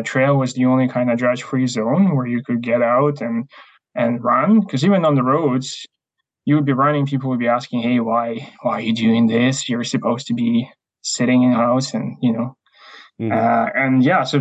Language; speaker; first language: English; non-native, fluent; Ukrainian